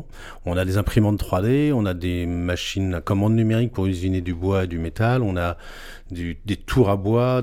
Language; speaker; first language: French; native; French